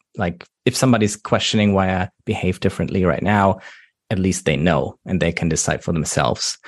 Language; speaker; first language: English; non-native, fluent; German